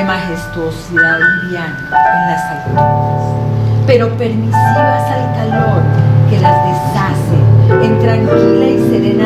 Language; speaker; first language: Spanish; native; Spanish